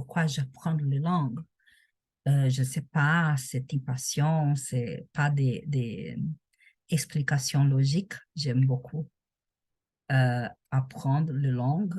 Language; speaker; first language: French; non-native, learner; Portuguese